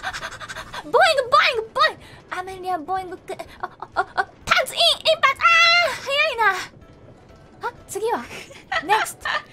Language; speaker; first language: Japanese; non-native, learner; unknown